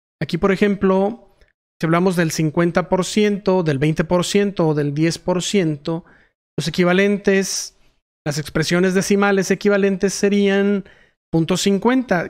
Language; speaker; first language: Spanish; native; Spanish